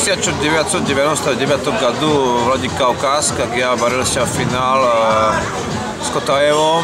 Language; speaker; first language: Russian; non-native, learner; Slovak